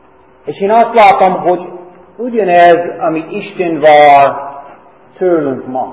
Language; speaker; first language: Hungarian; non-native, learner; English